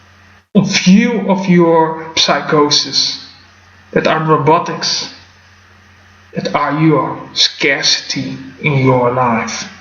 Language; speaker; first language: English; non-native, fluent; Dutch